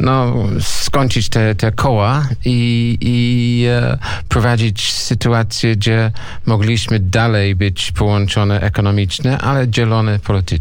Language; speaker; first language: Polish; non-native, learner; English